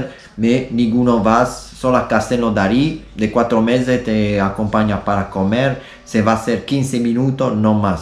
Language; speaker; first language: Spanish; non-native, learner; Italian